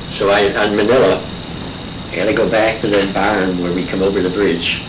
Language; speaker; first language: English; native; English